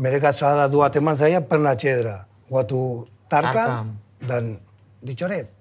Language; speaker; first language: Indonesian; non-native, fluent; Spanish